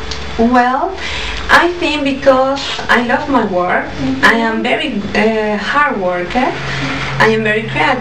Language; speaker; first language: English; non-native, learner; Spanish